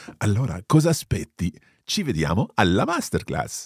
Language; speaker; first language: Italian; non-native, fluent; English